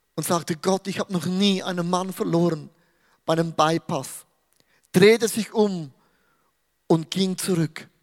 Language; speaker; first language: German; native; German